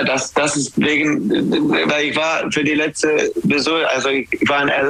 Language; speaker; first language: German; non-native, learner; English